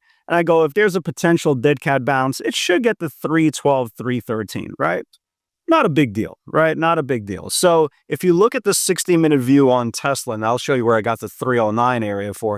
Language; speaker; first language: English; native; English